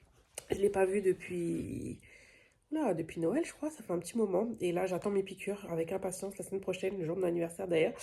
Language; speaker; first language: French; native; French